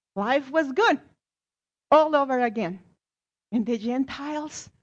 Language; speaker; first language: English; non-native, fluent; Spanish